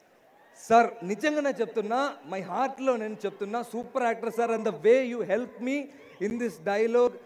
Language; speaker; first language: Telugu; non-native, learner; Malayalam